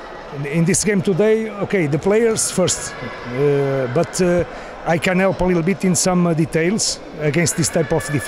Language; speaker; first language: English; non-native, learner; Portuguese